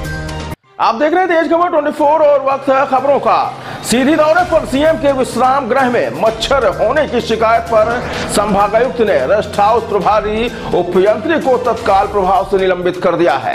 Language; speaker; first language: Hindi; native; Hindi